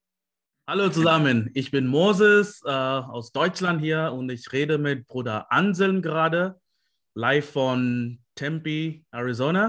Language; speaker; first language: German; non-native, fluent; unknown